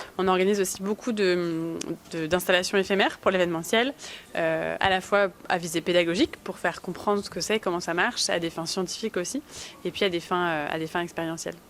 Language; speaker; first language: French; native; French